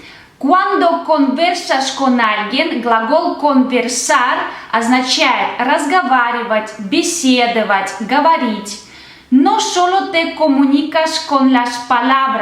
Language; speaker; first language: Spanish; non-native, fluent; Russian